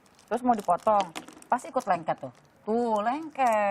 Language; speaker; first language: Indonesian; native; Indonesian